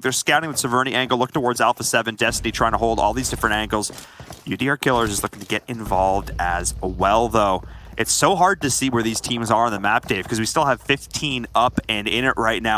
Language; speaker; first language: English; native; English